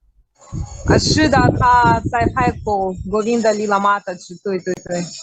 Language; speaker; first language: Chinese; non-native, fluent; Russian